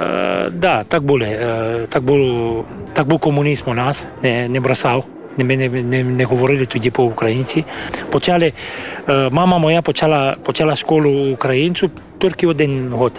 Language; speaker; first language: Ukrainian; early bilingual, heritage; Ukrainian